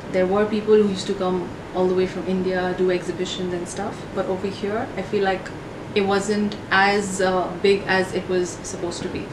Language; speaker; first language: English; non-native, local second language; Hindi